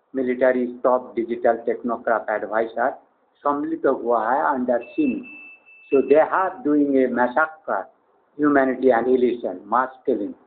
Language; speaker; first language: Hindi; native; Hindi